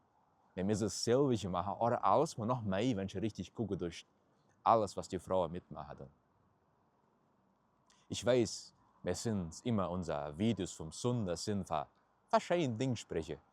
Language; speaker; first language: German; early bilingual, heritage; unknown